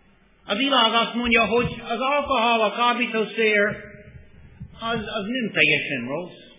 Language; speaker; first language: Hungarian; non-native, fluent; English